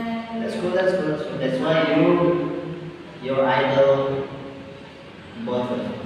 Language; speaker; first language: English; non-native, learner; Indonesian